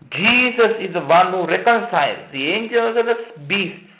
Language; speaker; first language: English; non-native, local second language; Sinhala